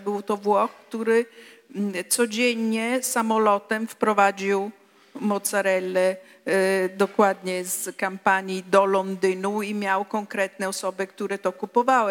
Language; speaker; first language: Polish; non-native, fluent; Italian